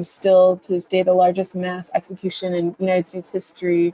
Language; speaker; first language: English; native; English